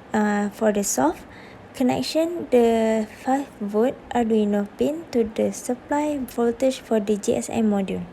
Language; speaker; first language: English; non-native, local second language; Malay